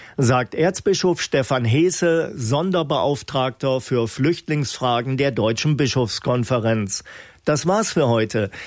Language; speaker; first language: German; native; German